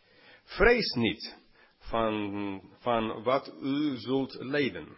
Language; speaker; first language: Dutch; non-native, fluent; English